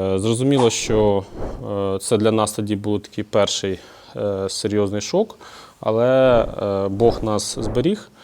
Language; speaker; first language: Ukrainian; native; Ukrainian